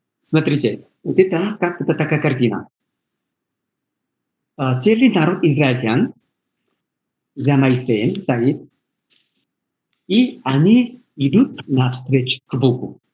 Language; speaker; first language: Russian; non-native, learner; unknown